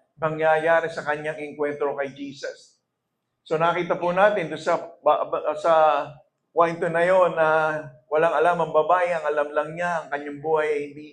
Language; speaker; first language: Filipino; native; Filipino